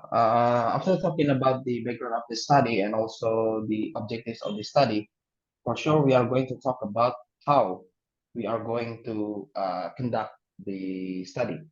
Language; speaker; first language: English; non-native, learner; Indonesian